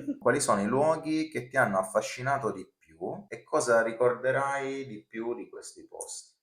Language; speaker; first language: Italian; native; Italian